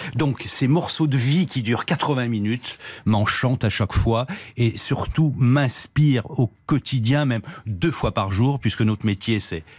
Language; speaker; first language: French; native; French